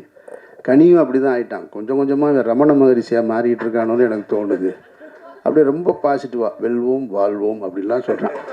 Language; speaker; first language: Tamil; native; Tamil